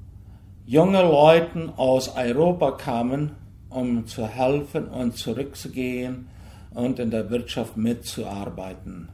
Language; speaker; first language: German; early bilingual, heritage; German